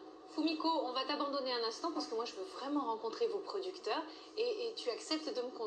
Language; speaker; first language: French; native; French